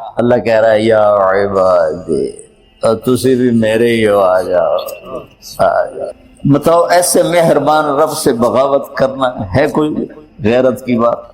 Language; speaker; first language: Urdu; non-native, local second language; Punjabi